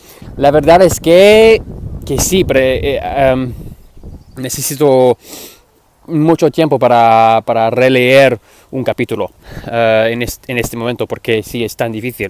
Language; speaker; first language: Spanish; non-native, fluent; English